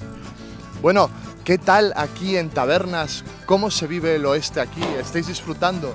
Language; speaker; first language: Spanish; native; Spanish